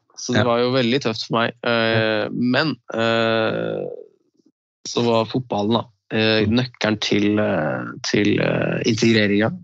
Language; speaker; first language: Norwegian; early bilingual, other home language; Riffian